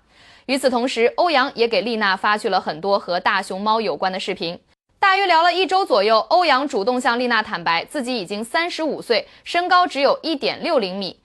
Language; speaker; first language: Chinese; native; Chinese